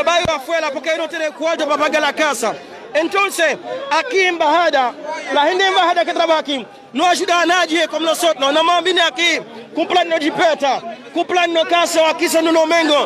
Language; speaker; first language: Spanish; non-native, learner; Haitian Creole